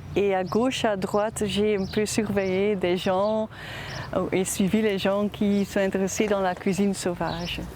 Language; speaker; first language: French; non-native, fluent; Dutch